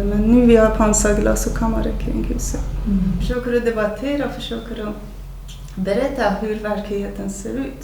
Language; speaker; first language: Swedish; non-native, fluent; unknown